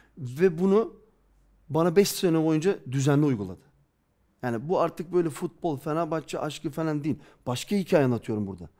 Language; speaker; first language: Turkish; early bilingual, heritage; Turkish